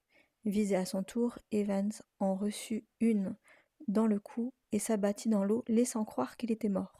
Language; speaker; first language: French; native; French